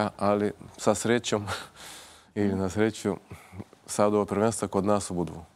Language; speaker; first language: Croatian; non-native, fluent; Russian